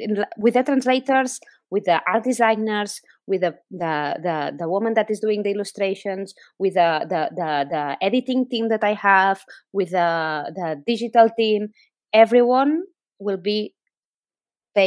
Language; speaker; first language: English; non-native, fluent; Spanish